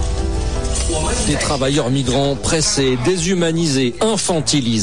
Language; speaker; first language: French; native; French